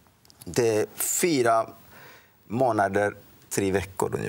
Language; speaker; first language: Swedish; non-native, fluent; Odia